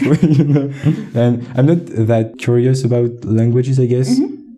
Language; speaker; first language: English; non-native, fluent; French